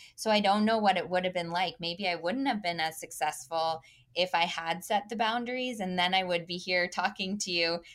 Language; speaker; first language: English; native; English